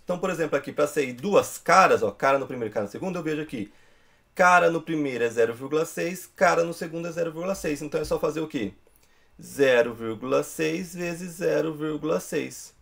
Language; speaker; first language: Portuguese; native; Portuguese